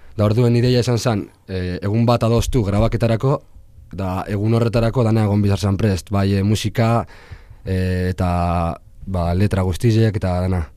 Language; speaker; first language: Basque; native; Basque